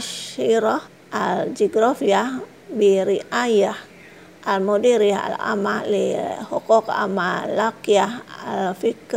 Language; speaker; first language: Arabic; non-native, fluent; Indonesian